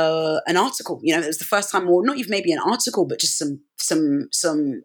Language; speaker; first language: English; native; English